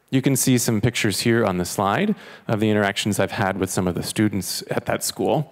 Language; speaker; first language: English; non-native, fluent; Chinese